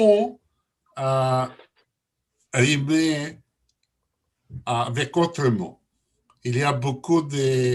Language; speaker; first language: French; non-native, learner; Russian